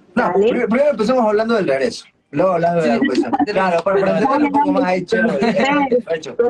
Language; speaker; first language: Spanish; native; Spanish